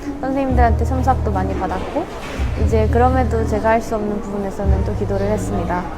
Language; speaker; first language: Korean; early bilingual, heritage; Korean